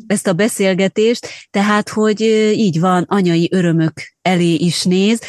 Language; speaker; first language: Hungarian; native; Hungarian